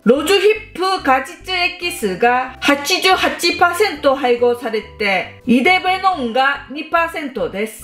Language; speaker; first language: Japanese; non-native, fluent; Korean